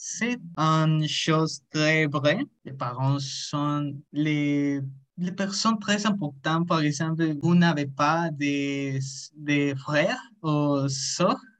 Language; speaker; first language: French; non-native, learner; Spanish